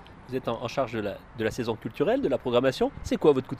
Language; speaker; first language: French; native; French